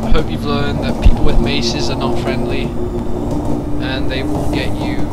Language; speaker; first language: English; native; English